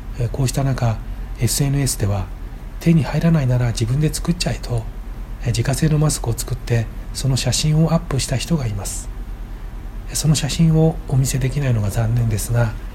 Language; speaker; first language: Japanese; native; Japanese